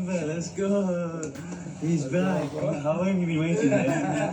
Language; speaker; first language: English; native; English